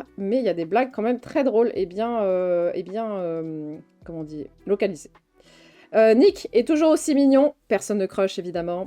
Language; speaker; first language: French; native; French